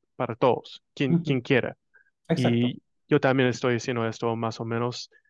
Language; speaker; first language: Spanish; non-native, fluent; English